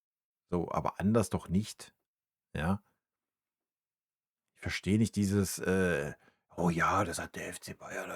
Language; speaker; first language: German; native; German